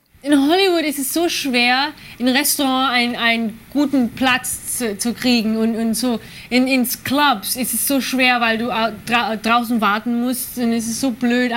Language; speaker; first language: German; early bilingual, other home language; English